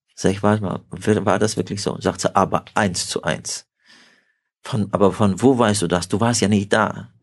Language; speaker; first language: German; early bilingual, heritage; Russian